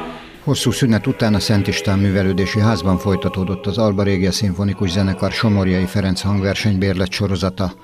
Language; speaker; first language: Hungarian; native; Hungarian